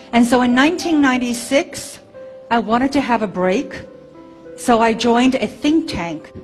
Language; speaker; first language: English; early bilingual, other home language; Chinese